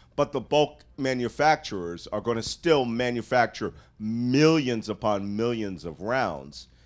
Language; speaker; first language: English; native; English